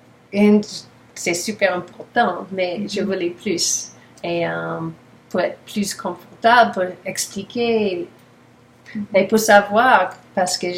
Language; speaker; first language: French; non-native, learner; English